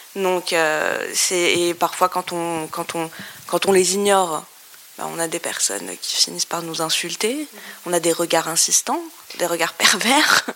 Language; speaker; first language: French; non-native, local second language; Arabic